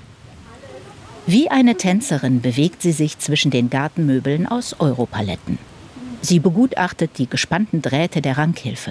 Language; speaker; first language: German; native; German